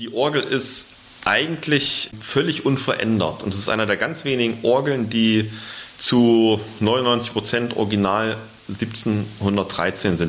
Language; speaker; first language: German; native; German